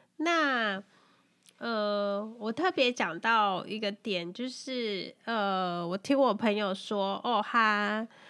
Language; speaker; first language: Chinese; native; Chinese